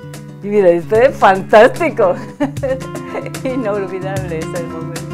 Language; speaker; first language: Spanish; non-native, learner; Japanese